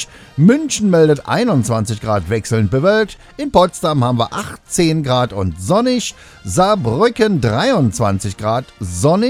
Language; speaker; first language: German; native; German